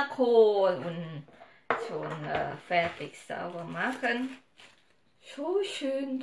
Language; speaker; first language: German; non-native, learner; Thai